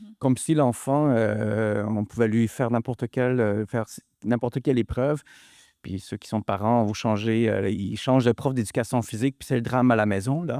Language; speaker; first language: French; early bilingual, other home language; Hungarian